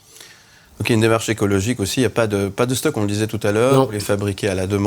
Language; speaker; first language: French; native; French